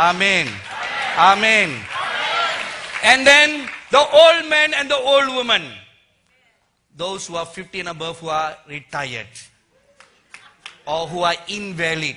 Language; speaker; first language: English; non-native, local second language; Tamil